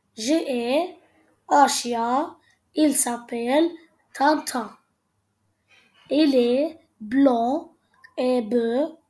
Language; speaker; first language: French; non-native, learner; Spanish